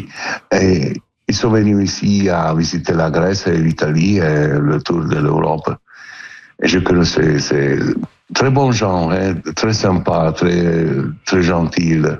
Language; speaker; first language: French; non-native, fluent; Italian